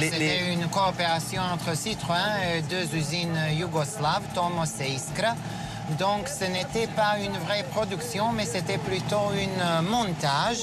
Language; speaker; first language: French; non-native, fluent; Serbian